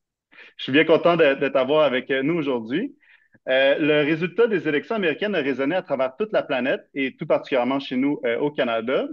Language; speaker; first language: French; native; French